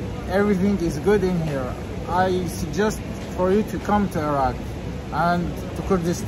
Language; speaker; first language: English; non-native, fluent; Arabic